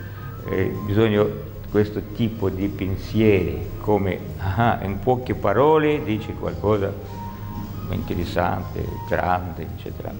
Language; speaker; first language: Italian; non-native, learner; Russian